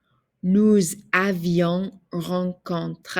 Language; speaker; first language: French; non-native, fluent; English